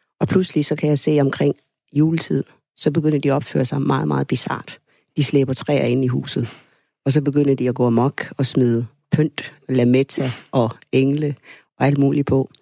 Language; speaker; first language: Danish; early bilingual, other home language; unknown